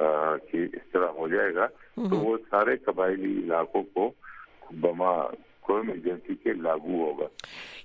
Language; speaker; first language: Urdu; native; Urdu